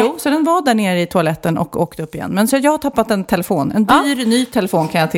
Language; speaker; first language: Swedish; native; Swedish